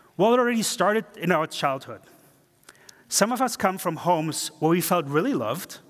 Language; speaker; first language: English; non-native, fluent; German